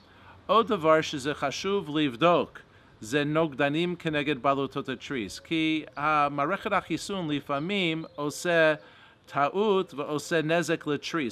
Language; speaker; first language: Hebrew; non-native, fluent; English